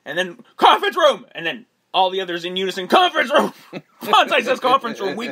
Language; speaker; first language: English; native; English